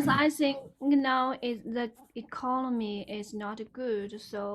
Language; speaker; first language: English; non-native, learner; Chinese